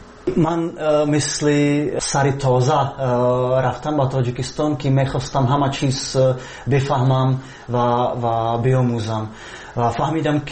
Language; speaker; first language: Persian; non-native, learner; Czech